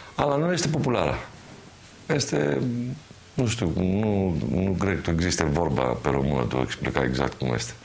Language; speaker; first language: Romanian; non-native, learner; Greek